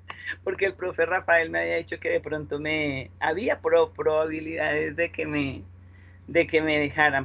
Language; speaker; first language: Spanish; native; Spanish